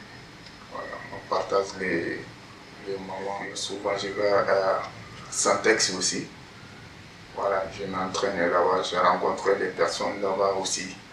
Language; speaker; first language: French; non-native, learner; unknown